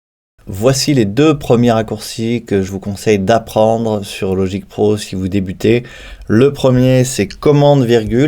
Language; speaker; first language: French; native; French